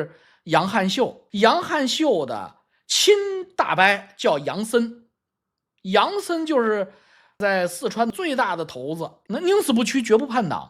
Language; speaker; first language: Chinese; native; Chinese